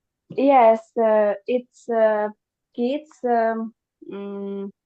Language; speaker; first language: English; non-native, learner; Ukrainian